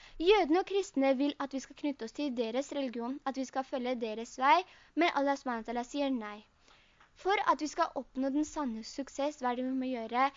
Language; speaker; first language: Norwegian; early bilingual, other home language; Urdu